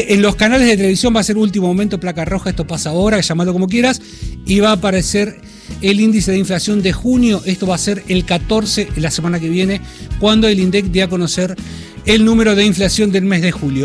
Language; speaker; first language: Spanish; native; Spanish